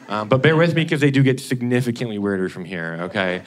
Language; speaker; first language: English; native; English